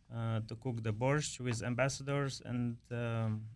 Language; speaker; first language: English; non-native, learner; Ukrainian